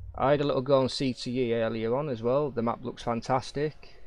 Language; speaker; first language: English; native; English